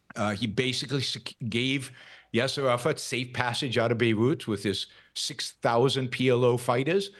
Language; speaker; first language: English; non-native, fluent; Hebrew